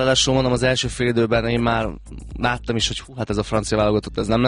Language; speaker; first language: Hungarian; native; Hungarian